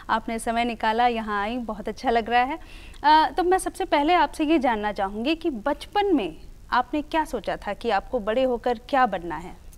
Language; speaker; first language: Hindi; native; Hindi